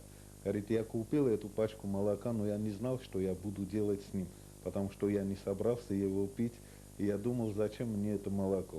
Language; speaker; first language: Russian; non-native, local second language; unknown